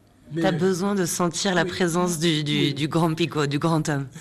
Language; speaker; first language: French; native; French